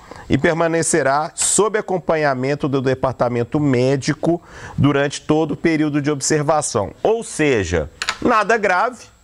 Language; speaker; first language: Portuguese; native; Portuguese